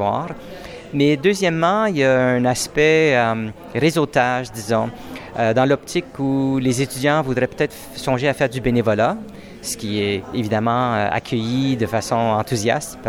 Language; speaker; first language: French; native; French